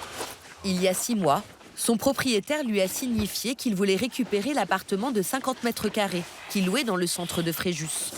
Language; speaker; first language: French; native; French